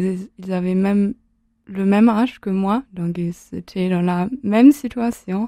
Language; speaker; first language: French; non-native, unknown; German